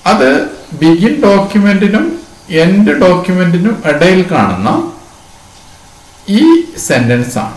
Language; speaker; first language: Malayalam; native; Malayalam